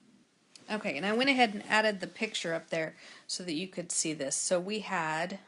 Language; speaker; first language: English; native; English